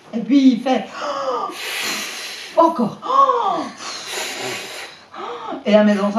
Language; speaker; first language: French; native; French